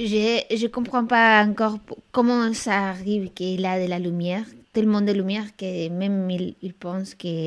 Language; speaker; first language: French; non-native, fluent; Spanish